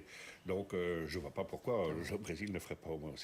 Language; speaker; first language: French; native; French